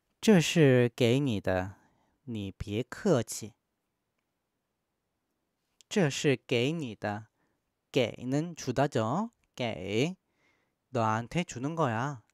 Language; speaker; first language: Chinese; non-native, fluent; Korean